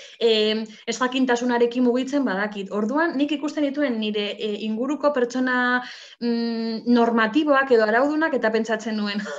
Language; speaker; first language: Basque; non-native, local second language; Spanish